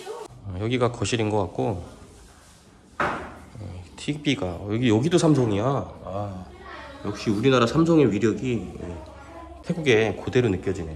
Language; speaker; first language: Korean; native; Korean